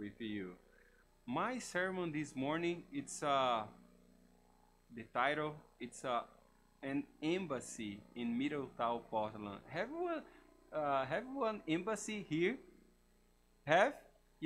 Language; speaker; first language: English; non-native, learner; Portuguese